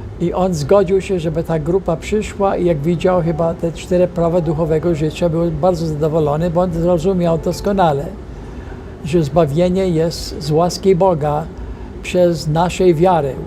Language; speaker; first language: Polish; non-native, fluent; English